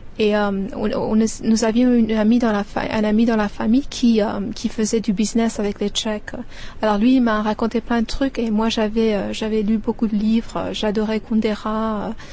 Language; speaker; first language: French; non-native, fluent; Persian